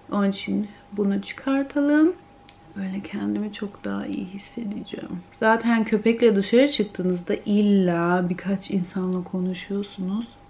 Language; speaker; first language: Turkish; early bilingual, heritage; Turkish